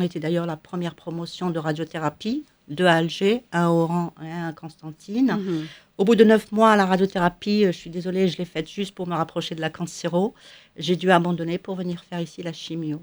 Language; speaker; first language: French; non-native, local second language; Arabic